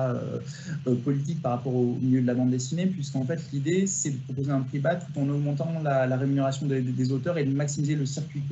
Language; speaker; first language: French; native; French